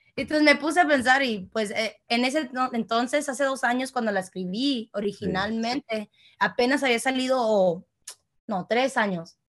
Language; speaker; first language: Spanish; early bilingual, heritage; Spanish